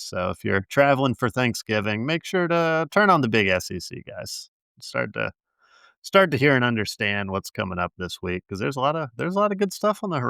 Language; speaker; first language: English; native; English